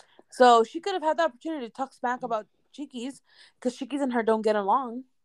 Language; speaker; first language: English; early bilingual, other home language; Spanish